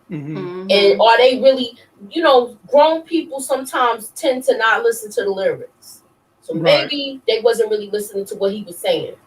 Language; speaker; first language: English; native; English